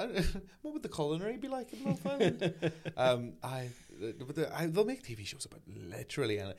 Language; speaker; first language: English; native; English